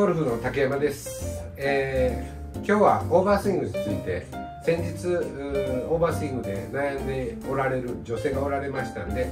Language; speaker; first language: Japanese; native; Japanese